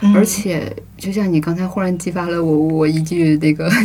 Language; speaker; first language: Chinese; native; Chinese